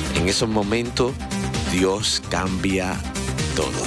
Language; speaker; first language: Spanish; native; Spanish